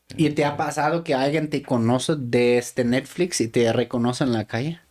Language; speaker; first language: Spanish; native; Spanish